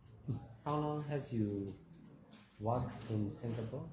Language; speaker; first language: English; non-native, fluent; Burmese